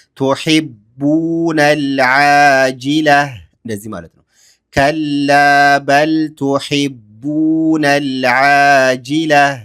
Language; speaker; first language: Amharic; native; Amharic